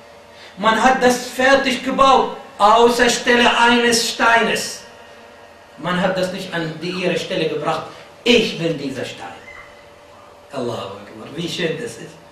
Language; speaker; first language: German; non-native, fluent; Arabic